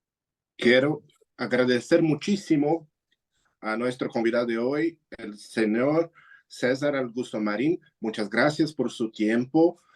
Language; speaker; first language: Spanish; non-native, learner; Portuguese